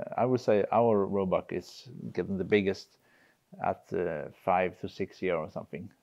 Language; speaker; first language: English; non-native, fluent; Swedish